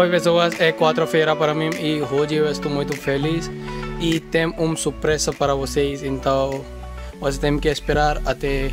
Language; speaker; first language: Portuguese; non-native, learner; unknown